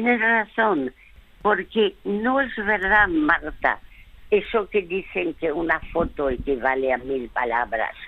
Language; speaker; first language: Spanish; early bilingual, other home language; French